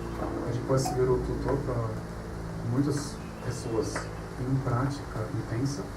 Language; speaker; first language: Portuguese; non-native, fluent; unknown